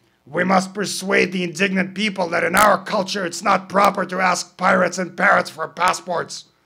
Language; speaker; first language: English; early bilingual, other home language; Russian